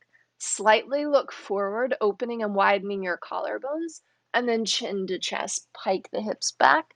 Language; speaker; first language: English; native; English